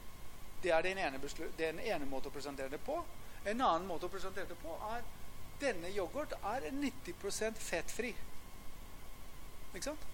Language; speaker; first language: Norwegian; non-native, fluent; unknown